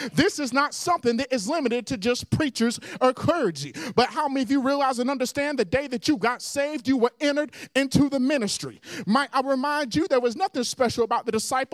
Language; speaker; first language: English; native; English